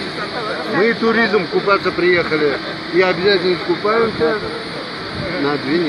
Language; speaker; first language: Russian; non-native, local second language; Uzbek